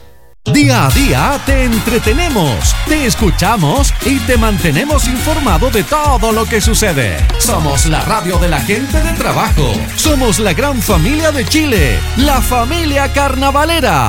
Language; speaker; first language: Spanish; native; Spanish